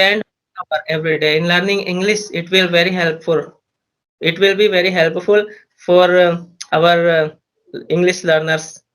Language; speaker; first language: English; non-native, learner; Hindi